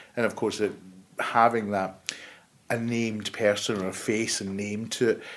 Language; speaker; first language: English; native; English